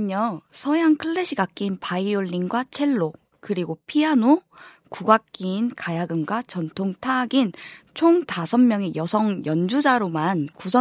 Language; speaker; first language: Korean; native; Korean